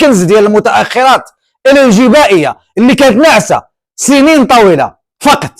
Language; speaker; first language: Arabic; native; Arabic